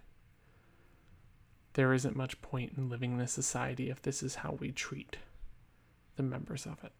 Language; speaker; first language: English; native; English